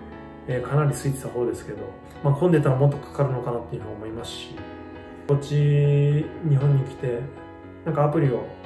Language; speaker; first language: Japanese; native; Japanese